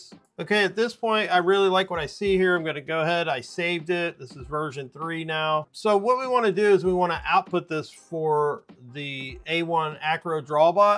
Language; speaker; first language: English; native; English